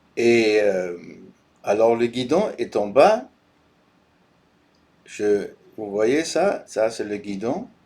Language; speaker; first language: French; non-native, fluent; German